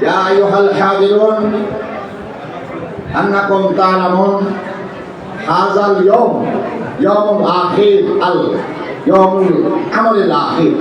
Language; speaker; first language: Arabic; non-native, fluent; Bangla